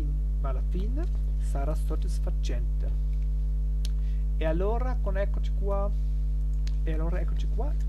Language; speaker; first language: Italian; non-native, learner; German